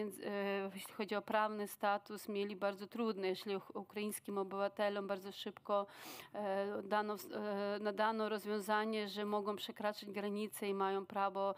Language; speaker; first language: Polish; non-native, fluent; Ukrainian